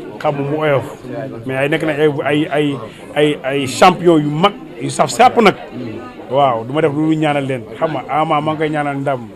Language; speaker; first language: Wolof; native; Wolof